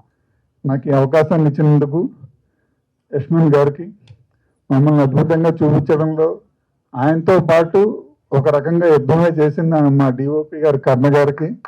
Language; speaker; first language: Telugu; native; Telugu